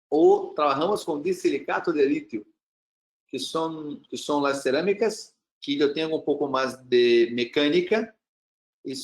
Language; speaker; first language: Spanish; non-native, learner; Portuguese